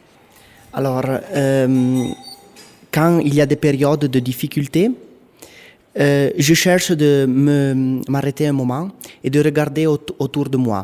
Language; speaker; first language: French; non-native, local second language; Italian